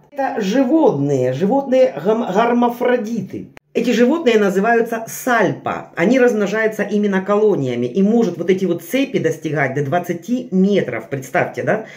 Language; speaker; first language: Russian; native; Russian